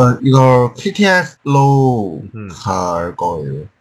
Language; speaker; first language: Korean; non-native, learner; Chinese